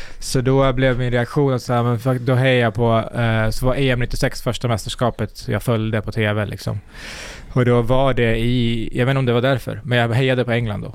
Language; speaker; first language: Swedish; early bilingual, other home language; Kurdish